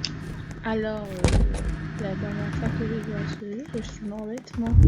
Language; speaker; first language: French; native; French